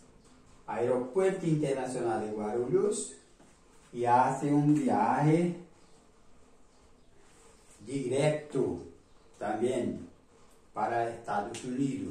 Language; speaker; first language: Spanish; non-native, learner; Portuguese